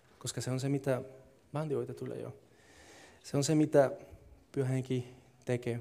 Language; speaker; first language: Finnish; non-native, fluent; Spanish